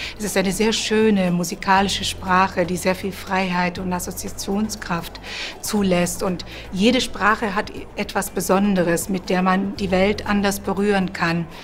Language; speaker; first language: German; early bilingual, other home language; Croatian